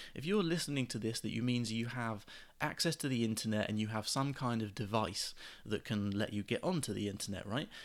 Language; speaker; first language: English; native; English